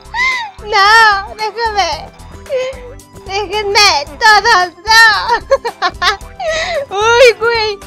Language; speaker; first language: Spanish; native; Spanish